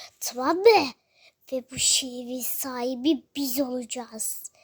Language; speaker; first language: Turkish; native; Turkish